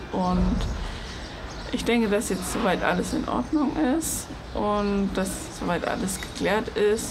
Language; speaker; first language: German; native; German